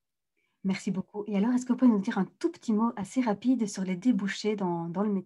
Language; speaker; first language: French; native; French